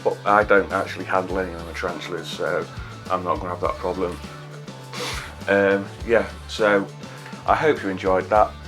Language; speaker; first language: English; native; English